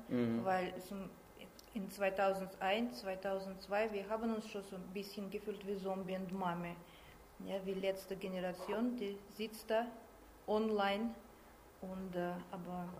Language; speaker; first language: German; non-native, learner; Russian